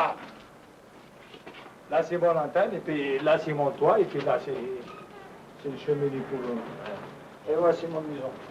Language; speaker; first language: French; native; French